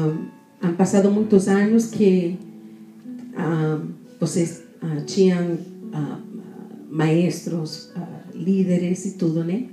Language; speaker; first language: Portuguese; non-native, fluent; Spanish